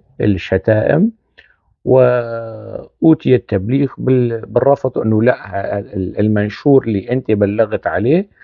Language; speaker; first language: Arabic; non-native, local second language; Kurdish